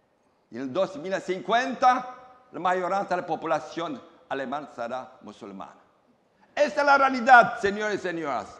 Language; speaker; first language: Spanish; non-native, learner; Romanian